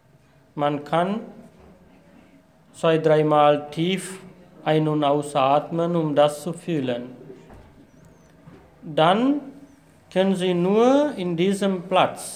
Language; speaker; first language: German; non-native, fluent; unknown